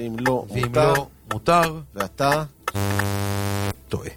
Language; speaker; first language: Hebrew; native; Hebrew